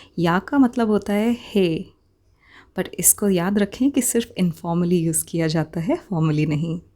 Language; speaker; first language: Hindi; native; Hindi